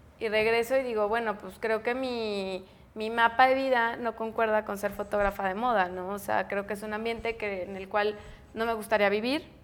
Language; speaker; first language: Spanish; native; Spanish